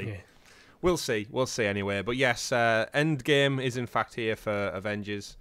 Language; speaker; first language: English; native; English